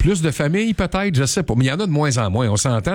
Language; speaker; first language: French; native; French